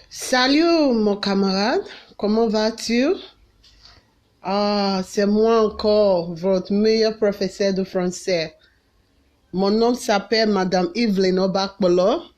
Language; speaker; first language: French; non-native, fluent; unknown